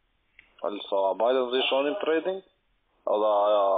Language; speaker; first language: German; non-native, learner; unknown